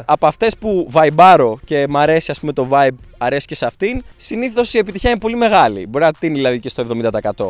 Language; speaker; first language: Greek; early bilingual, other home language; Albanian